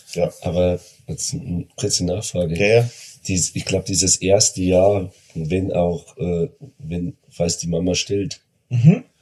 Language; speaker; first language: German; native; German